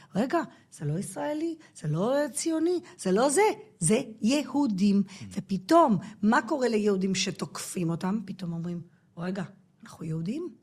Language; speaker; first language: Hebrew; non-native, fluent; English